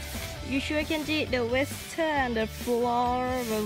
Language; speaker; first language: English; non-native, learner; Thai